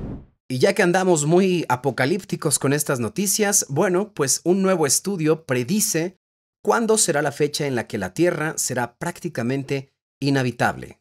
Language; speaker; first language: Spanish; native; Spanish